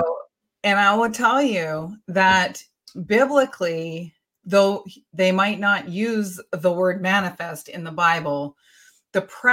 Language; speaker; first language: English; native; English